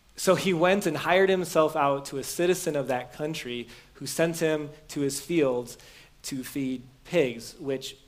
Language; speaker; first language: English; native; English